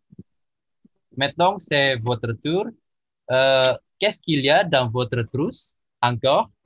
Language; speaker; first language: French; non-native, learner; Indonesian